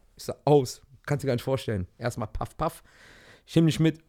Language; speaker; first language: German; native; German